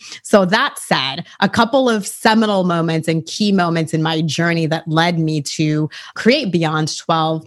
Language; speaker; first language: English; early bilingual, other home language; Haitian Creole